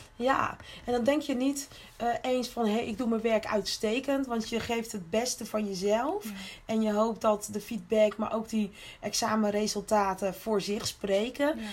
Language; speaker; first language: Dutch; early bilingual, other home language; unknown